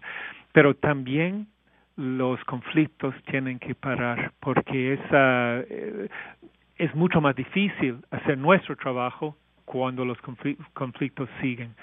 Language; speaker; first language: Spanish; non-native, fluent; English